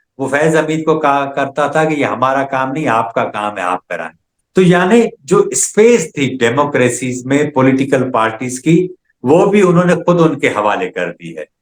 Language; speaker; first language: Urdu; non-native, local second language; Sindhi